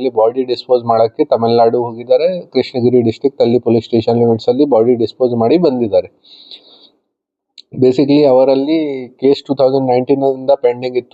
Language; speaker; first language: Kannada; non-native, fluent; Hindi